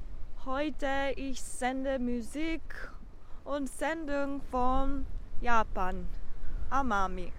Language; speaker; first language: German; non-native, learner; Japanese